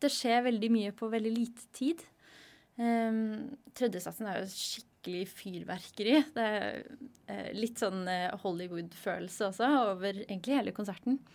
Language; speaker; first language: Norwegian; native; Norwegian